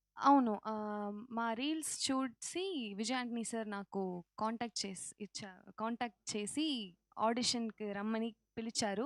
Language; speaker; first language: Telugu; non-native, learner; Tamil